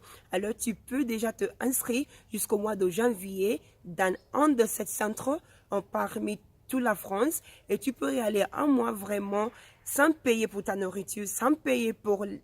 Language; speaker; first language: French; non-native, fluent; Spanish